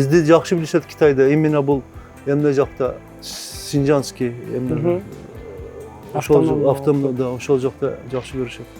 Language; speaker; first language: Kyrgyz; non-native, learner; Turkish